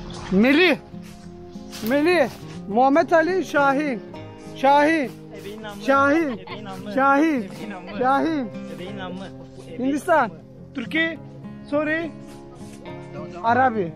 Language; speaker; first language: Turkish; native; Turkish